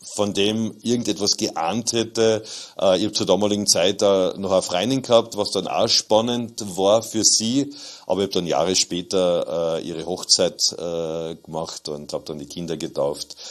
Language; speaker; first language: German; native; German